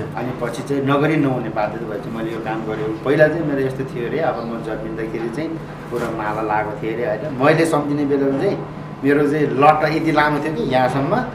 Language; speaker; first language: Nepali; non-native, local second language; Eastern Tamang